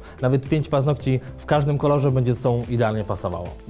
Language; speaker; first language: Polish; native; Polish